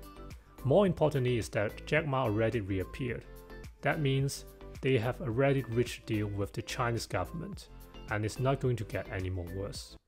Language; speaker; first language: English; non-native, local second language; Cantonese